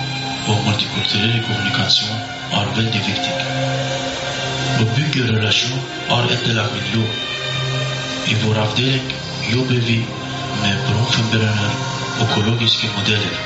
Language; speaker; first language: Norwegian; non-native, learner; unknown